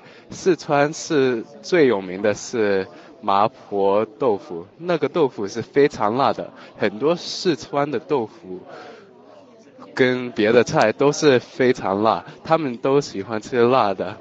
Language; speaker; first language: Chinese; non-native, learner; English